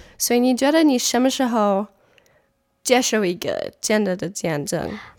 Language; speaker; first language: Chinese; non-native, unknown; English